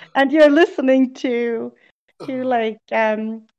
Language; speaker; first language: English; non-native, fluent; German